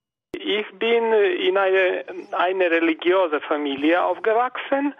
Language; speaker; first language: German; non-native, fluent; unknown